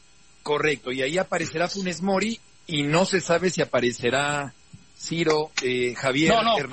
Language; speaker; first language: Spanish; native; Spanish